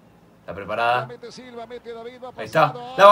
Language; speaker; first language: Spanish; native; Spanish